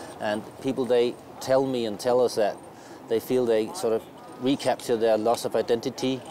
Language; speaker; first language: English; non-native, fluent; Danish